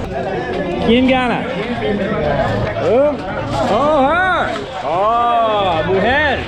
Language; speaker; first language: Spanish; non-native, learner; English